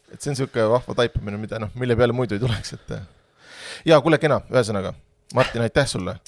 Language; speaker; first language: Estonian; native; Estonian